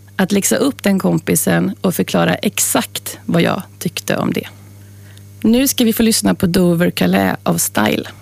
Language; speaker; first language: Swedish; native; Swedish